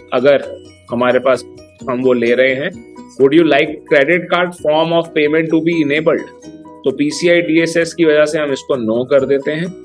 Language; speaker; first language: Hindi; native; Hindi